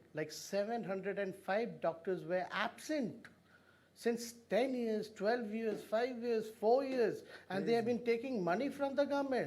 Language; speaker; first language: English; non-native, local second language; Hindi